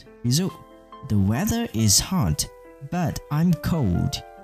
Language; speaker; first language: English; non-native, fluent; Vietnamese